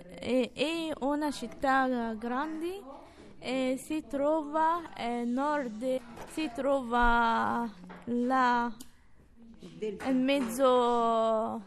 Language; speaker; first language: Italian; non-native, learner; Arabic